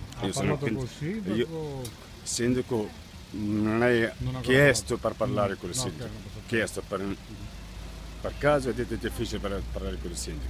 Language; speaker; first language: Italian; non-native, learner; Arabic